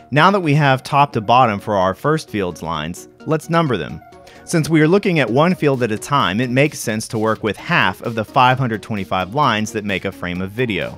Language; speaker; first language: English; native; English